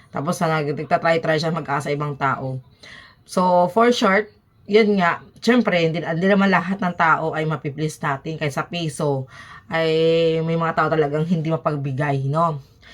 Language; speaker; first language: Filipino; native; Filipino